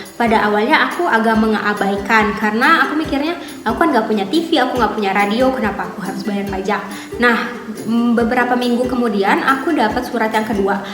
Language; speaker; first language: Indonesian; native; Indonesian